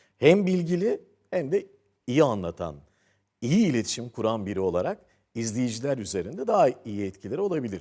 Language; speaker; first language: Turkish; native; Turkish